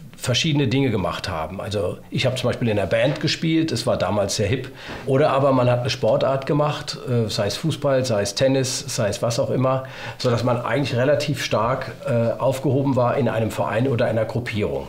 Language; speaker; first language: German; native; German